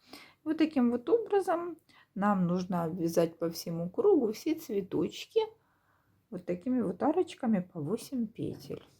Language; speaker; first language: Russian; native; Russian